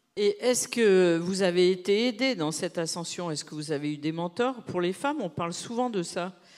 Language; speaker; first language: French; native; French